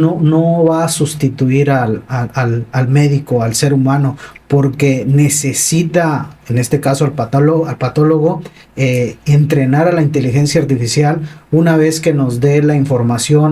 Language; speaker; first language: Spanish; native; Spanish